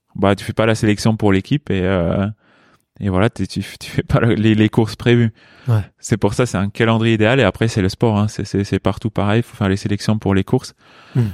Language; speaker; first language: French; native; French